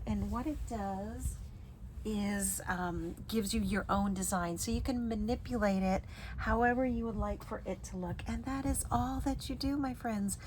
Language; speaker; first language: English; native; English